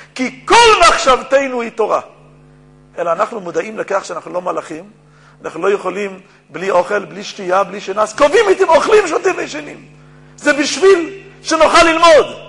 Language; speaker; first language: Hebrew; native; Hebrew